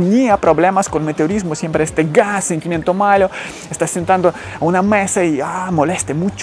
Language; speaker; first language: Spanish; non-native, fluent; Ukrainian